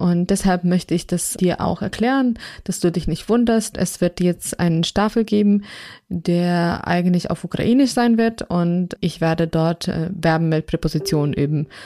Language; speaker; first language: German; non-native, fluent; Ukrainian